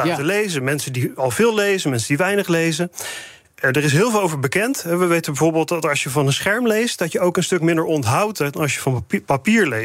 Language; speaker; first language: Dutch; native; Dutch